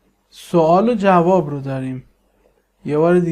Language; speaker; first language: Persian; native; Persian